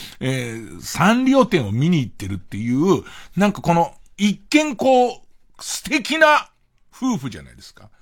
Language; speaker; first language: Japanese; native; Japanese